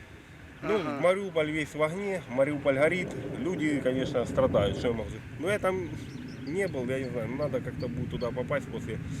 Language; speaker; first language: Russian; native; Russian